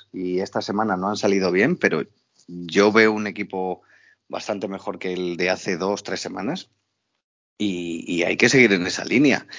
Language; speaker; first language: Spanish; native; Spanish